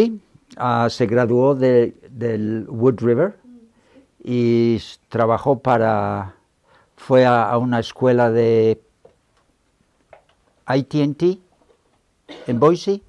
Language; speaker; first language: Spanish; native; Spanish